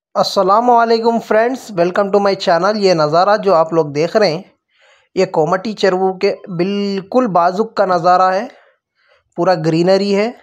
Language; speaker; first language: Hindi; non-native, local second language; Urdu